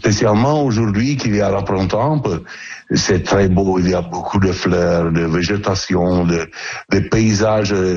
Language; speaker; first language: French; non-native, learner; Italian